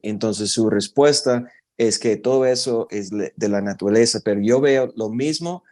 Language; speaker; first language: Spanish; non-native, fluent; English